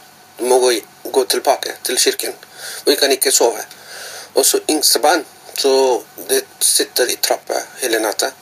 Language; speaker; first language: Norwegian; non-native, learner; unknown